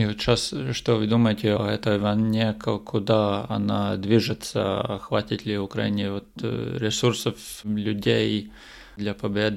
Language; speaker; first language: Russian; non-native, local second language; Latvian